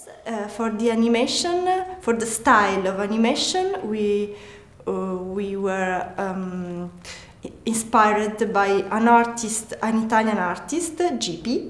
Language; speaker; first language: English; non-native, learner; Italian